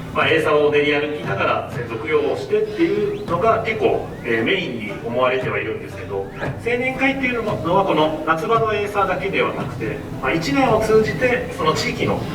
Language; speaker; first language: Japanese; native; Japanese